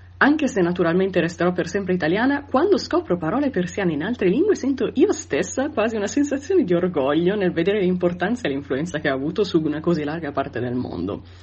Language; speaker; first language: Italian; native; Italian